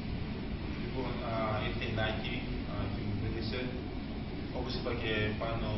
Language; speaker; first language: Greek; early bilingual, other home language; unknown